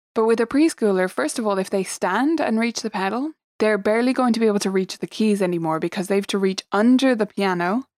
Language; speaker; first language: English; native; English